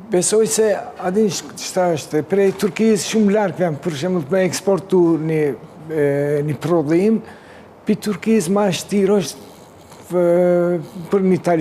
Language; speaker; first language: Albanian; early bilingual, heritage; Turkish